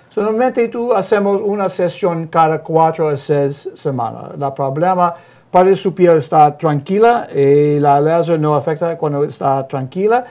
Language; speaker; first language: Spanish; non-native, learner; English